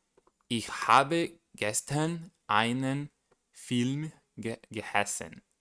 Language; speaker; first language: German; non-native, learner; Portuguese